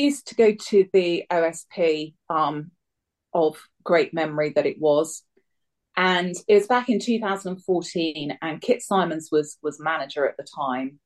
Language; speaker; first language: English; native; English